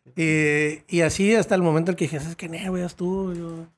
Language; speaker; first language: Spanish; native; Spanish